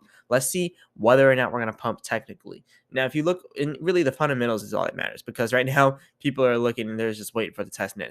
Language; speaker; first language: English; native; English